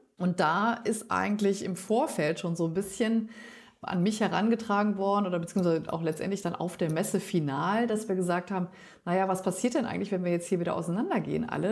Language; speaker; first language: German; native; German